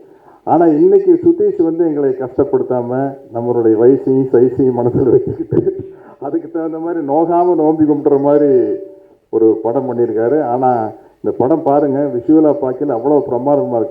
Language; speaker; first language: Tamil; native; Tamil